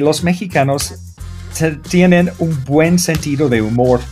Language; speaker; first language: Spanish; non-native, learner; English